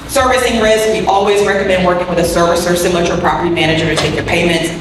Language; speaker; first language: English; native; English